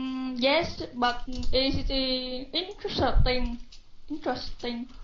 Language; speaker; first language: English; non-native, learner; Vietnamese